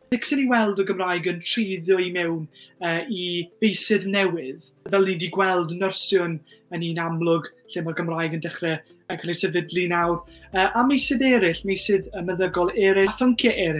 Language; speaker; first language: Welsh; native; Welsh